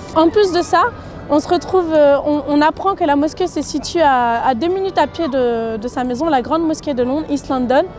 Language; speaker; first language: French; early bilingual, other home language; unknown